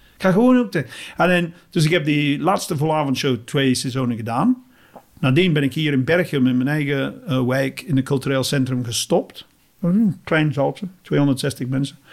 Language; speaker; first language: Dutch; non-native, fluent; English